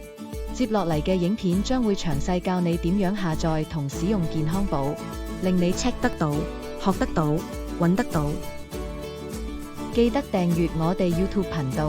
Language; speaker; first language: Cantonese; native; Cantonese